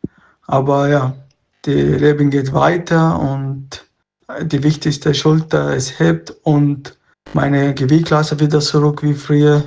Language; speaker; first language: German; non-native, learner; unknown